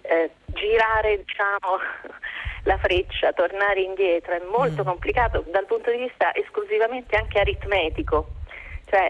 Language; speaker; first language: Italian; native; Italian